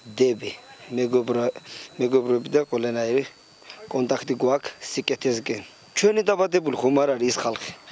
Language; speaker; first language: Georgian; non-native, local second language; Azerbaijani